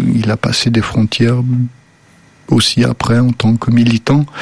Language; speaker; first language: French; early bilingual, other home language; Slovenian